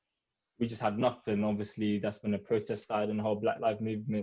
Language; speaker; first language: English; native; English